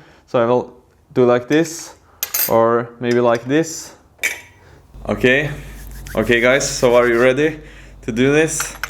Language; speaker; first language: English; non-native, fluent; Norwegian